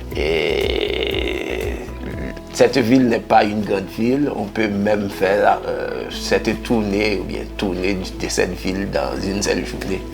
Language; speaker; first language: French; non-native, local second language; Haitian Creole